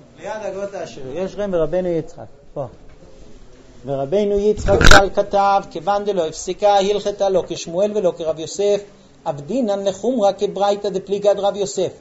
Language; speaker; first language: Hebrew; non-native, fluent; English